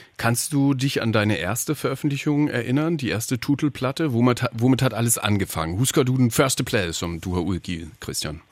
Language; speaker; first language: German; native; German